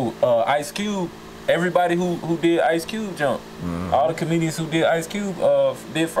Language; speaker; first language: English; native; English